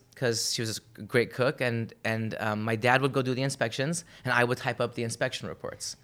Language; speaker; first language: English; early bilingual, other home language; Armenian